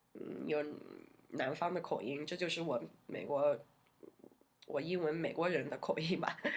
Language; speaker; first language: Chinese; early bilingual, heritage; Chinese